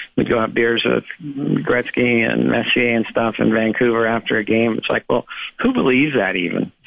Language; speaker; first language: English; native; English